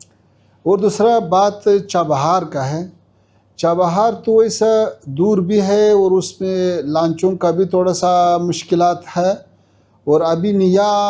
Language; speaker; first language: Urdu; non-native, fluent; Pashto